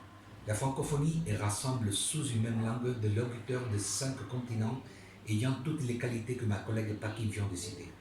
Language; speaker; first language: French; non-native, fluent; Spanish